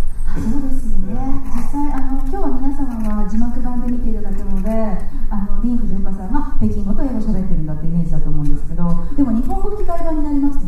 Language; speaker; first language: Japanese; native; Japanese